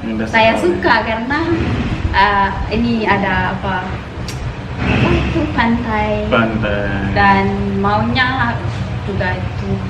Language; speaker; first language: Indonesian; non-native, learner; Amharic